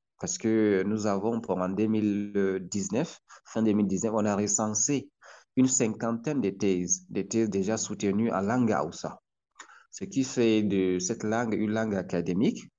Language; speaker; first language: French; non-native, local second language; Hausa